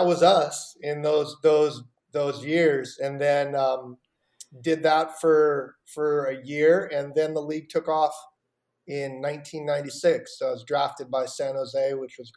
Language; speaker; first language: English; native; English